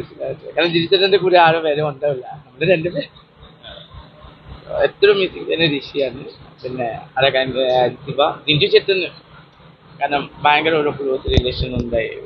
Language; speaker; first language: Malayalam; non-native, local second language; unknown